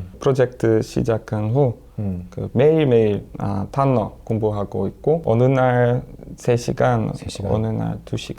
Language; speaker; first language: Korean; non-native, learner; Portuguese